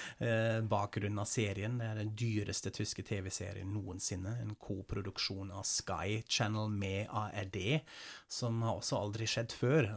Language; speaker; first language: Norwegian; non-native, fluent; German